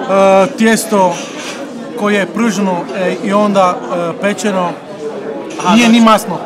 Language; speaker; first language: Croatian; non-native, learner; Italian